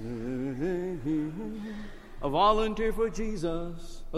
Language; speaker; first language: English; native; English